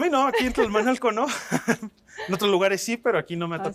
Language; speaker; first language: Spanish; native; Spanish